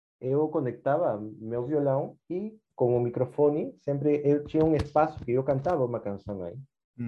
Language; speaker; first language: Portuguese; non-native, fluent; Spanish